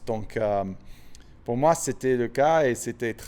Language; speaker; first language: French; non-native, fluent; English